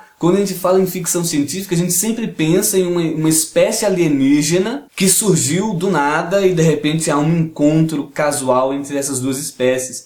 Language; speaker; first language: Portuguese; native; Portuguese